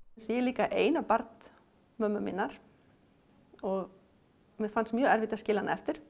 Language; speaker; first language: Icelandic; non-native, fluent; Afrikaans